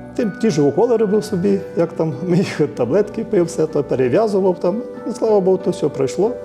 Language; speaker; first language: Ukrainian; native; Ukrainian